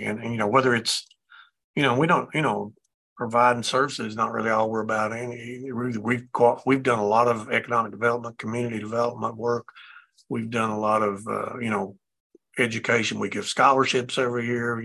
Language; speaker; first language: English; native; English